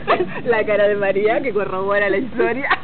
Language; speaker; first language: Spanish; native; Spanish